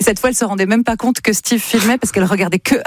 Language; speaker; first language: French; native; French